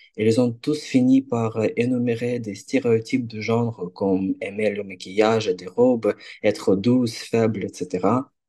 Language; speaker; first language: French; non-native, fluent; Ukrainian